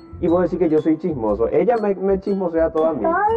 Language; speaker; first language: Spanish; native; Spanish